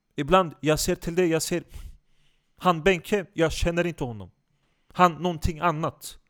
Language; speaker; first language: Swedish; non-native, fluent; Turkish